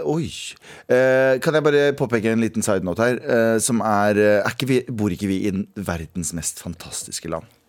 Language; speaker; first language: Norwegian; early bilingual, other home language; Kurdish